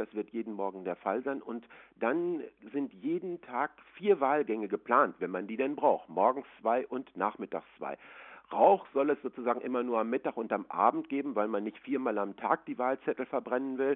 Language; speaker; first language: German; native; German